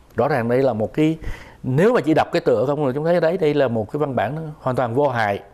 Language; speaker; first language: Vietnamese; native; Vietnamese